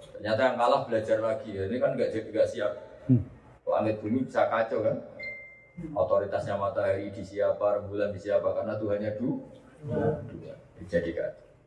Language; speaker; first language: Indonesian; non-native, local second language; Javanese